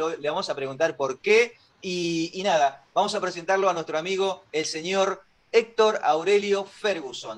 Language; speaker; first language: Spanish; native; Spanish